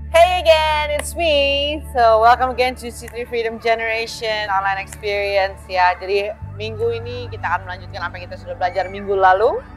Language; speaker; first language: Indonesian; early bilingual, heritage; Indonesian